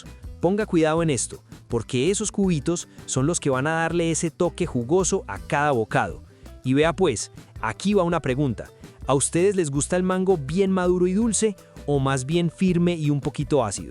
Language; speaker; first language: Spanish; native; Spanish